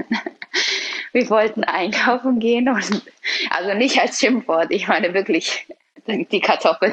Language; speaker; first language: German; early bilingual, other home language; Persian